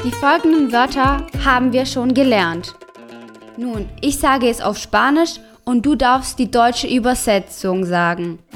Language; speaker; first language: German; non-native, fluent; Spanish